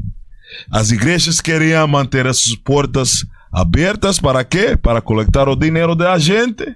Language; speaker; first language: Portuguese; non-native, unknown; Spanish